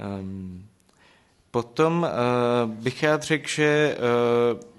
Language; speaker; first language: Czech; native; Czech